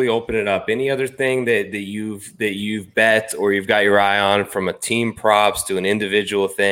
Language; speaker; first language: English; native; English